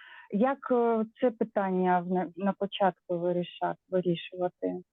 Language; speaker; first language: Ukrainian; non-native, local second language; Russian